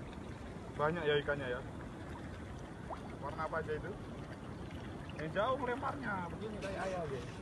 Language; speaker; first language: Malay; non-native, local second language; Javanese